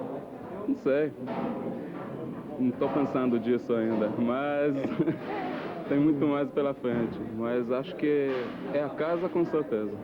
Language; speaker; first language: Portuguese; early bilingual, heritage; Portuguese